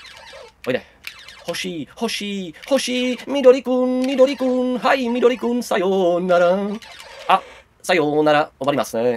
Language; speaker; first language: Japanese; non-native, learner; Czech